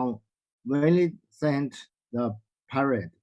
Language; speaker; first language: English; non-native, learner; Chinese